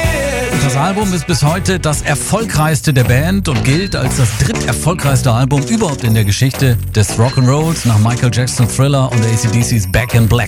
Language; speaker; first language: German; native; German